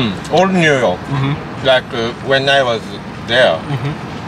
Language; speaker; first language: English; non-native, learner; Japanese